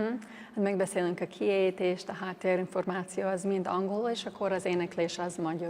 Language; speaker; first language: Hungarian; early bilingual, heritage; English